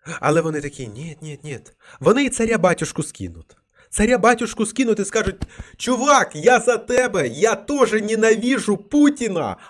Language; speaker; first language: Ukrainian; non-native, local second language; Russian